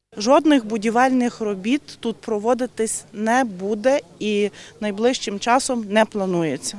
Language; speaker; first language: Ukrainian; native; Ukrainian